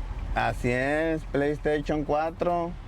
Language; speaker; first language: Spanish; native; Spanish